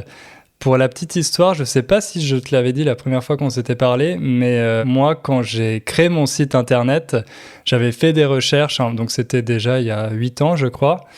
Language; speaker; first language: French; native; French